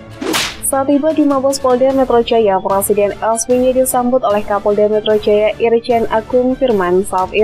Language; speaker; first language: Indonesian; native; Indonesian